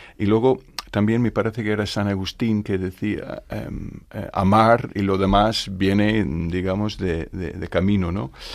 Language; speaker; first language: Spanish; non-native, fluent; English